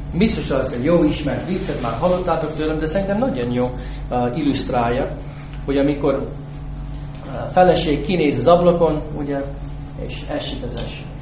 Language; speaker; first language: Hungarian; non-native, fluent; English